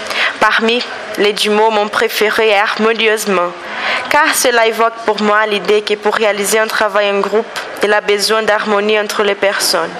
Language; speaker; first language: French; non-native, learner; Portuguese